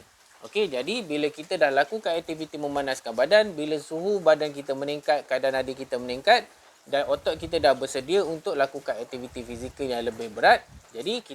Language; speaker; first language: Malay; native; Malay